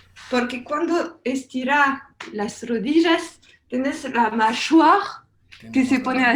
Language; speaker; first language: Spanish; non-native, learner; French